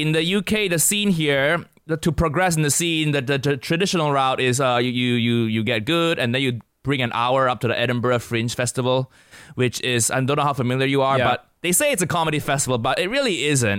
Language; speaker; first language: English; non-native, local second language; Cantonese